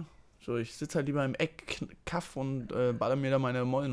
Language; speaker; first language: German; native; German